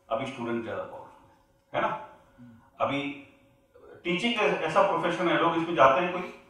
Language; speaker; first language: Hindi; non-native, local second language; Gujarati